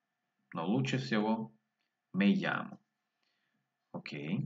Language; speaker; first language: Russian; non-native, fluent; Spanish